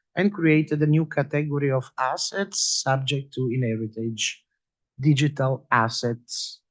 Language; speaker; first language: English; non-native, fluent; Italian